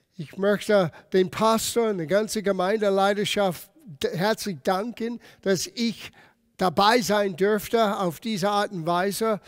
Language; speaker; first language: German; non-native, fluent; English